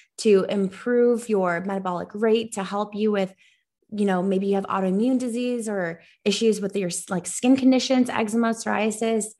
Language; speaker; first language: English; native; English